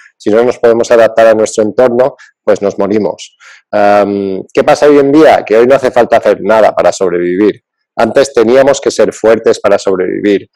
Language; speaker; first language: Spanish; early bilingual, other home language; English